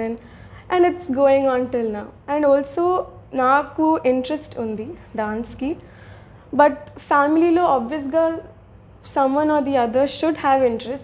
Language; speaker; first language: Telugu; early bilingual, heritage; Telugu